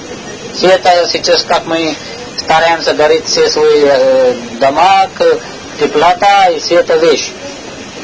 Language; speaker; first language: Russian; non-native, learner; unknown